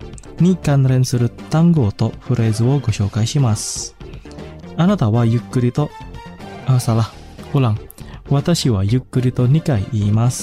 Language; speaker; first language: Japanese; non-native, fluent; Indonesian